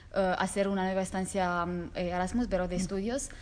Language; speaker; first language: Spanish; non-native, fluent; Romanian